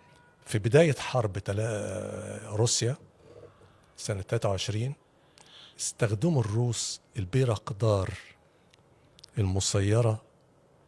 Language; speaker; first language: Arabic; native; Arabic